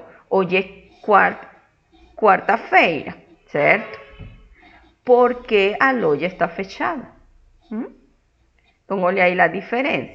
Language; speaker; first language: Portuguese; non-native, fluent; Spanish